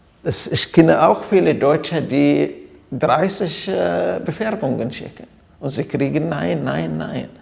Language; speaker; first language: German; non-native, fluent; Arabic